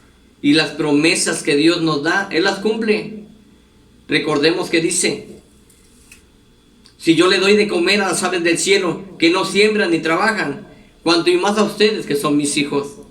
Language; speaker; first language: Spanish; native; Spanish